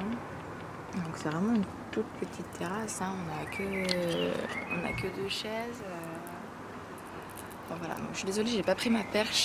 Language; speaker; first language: French; native; French